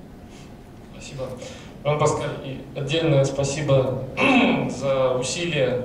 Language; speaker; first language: Russian; native; Russian